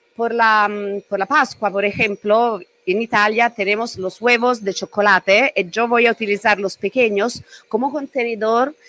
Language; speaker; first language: Spanish; non-native, learner; Italian